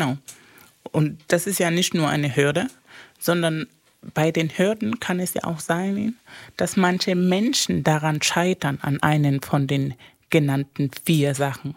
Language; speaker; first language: German; non-native, fluent; Spanish